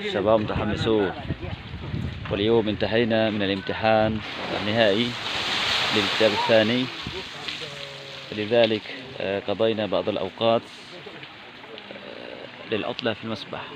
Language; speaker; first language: Arabic; non-native, fluent; Indonesian